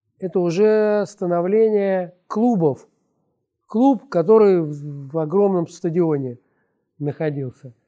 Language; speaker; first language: Russian; native; Russian